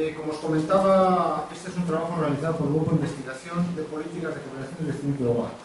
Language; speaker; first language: Spanish; native; Spanish